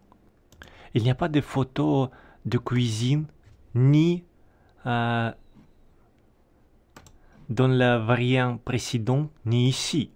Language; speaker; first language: French; non-native, learner; Russian